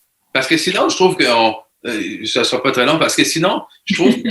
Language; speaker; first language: French; native; French